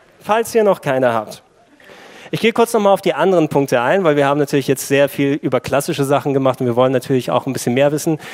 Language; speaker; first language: German; early bilingual, other home language; Greek